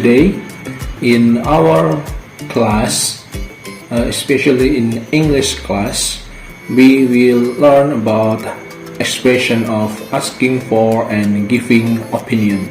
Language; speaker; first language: English; non-native, fluent; Indonesian